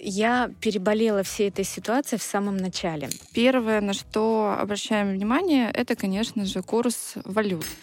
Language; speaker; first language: Russian; native; Russian